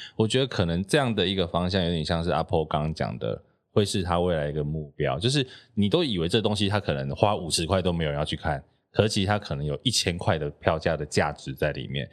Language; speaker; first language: Chinese; native; Chinese